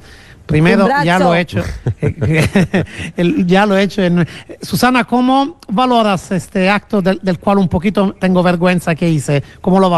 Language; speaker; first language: Spanish; non-native, fluent; Italian